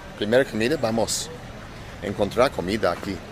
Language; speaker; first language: Spanish; non-native, learner; English